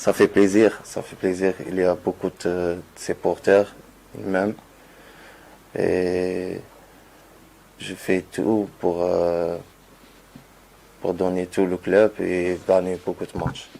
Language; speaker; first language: French; non-native, learner; Arabic